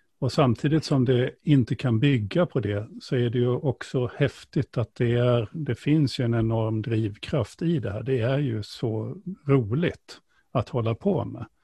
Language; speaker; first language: Swedish; native; Swedish